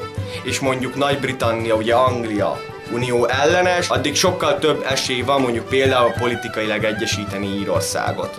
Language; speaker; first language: Hungarian; native; Hungarian